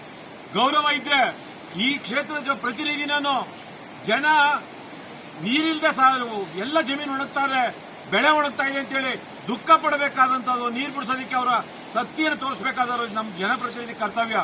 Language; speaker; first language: Kannada; native; Kannada